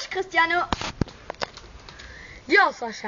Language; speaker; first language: German; non-native, local second language; Luxembourgish